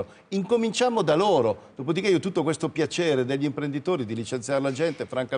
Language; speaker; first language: Italian; native; Italian